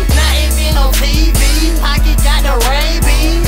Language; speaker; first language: English; native; English